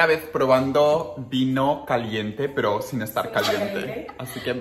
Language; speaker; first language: Spanish; native; Spanish